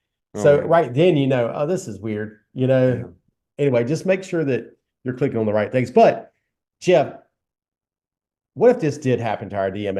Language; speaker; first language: English; native; English